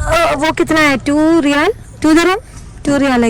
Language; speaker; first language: Hindi; non-native, local second language; Malayalam